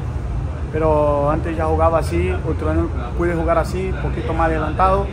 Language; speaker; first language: Spanish; non-native, learner; Portuguese